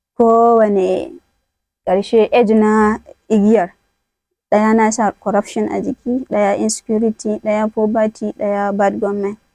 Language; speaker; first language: Hausa; native; Hausa